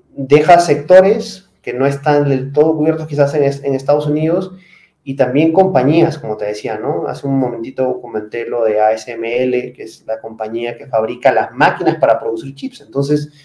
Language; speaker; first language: Spanish; native; Spanish